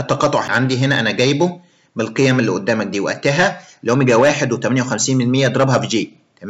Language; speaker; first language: Arabic; native; Arabic